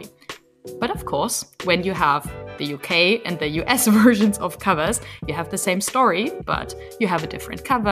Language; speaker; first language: English; non-native, fluent; German